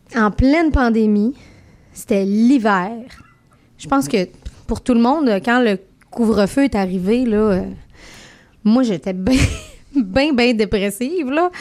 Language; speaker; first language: French; native; French